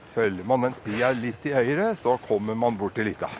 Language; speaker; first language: Norwegian; native; Norwegian